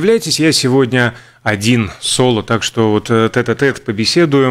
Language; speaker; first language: Russian; native; Russian